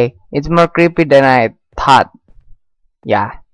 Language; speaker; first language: English; non-native, learner; Indonesian